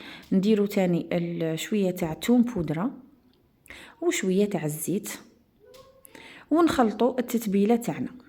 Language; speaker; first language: Arabic; native; Arabic